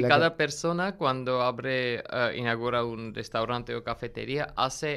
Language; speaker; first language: Spanish; non-native, learner; Armenian